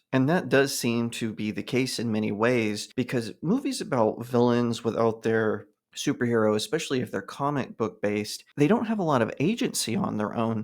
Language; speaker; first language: English; native; English